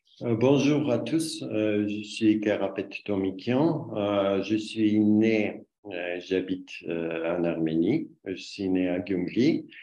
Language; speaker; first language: French; non-native, learner; Armenian